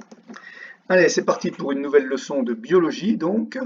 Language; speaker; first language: French; native; French